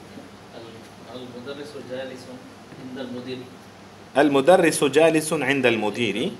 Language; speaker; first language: Arabic; non-native, fluent; Urdu